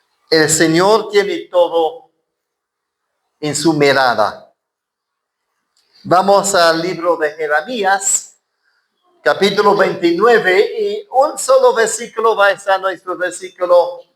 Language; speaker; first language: Spanish; non-native, fluent; English